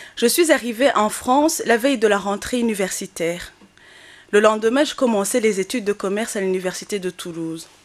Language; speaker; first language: French; non-native, local second language; Kinyarwanda